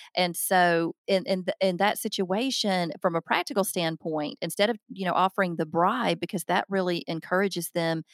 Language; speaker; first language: English; native; English